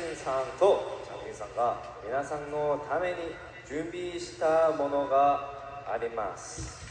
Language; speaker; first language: Japanese; non-native, learner; Korean